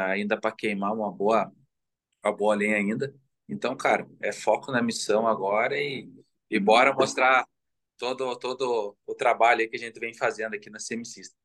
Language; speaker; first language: Portuguese; native; Portuguese